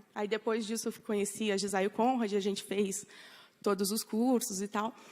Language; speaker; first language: Portuguese; native; Portuguese